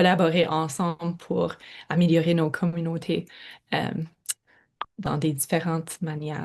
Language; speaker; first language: French; non-native, local second language; English